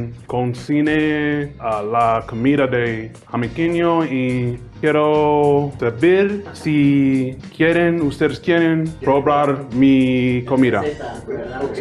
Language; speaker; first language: Spanish; non-native, learner; English